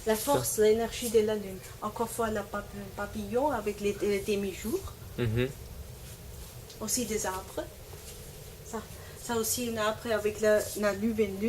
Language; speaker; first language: French; non-native, learner; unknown